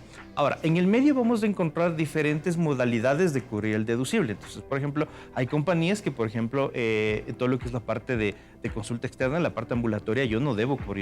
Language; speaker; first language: Spanish; native; Spanish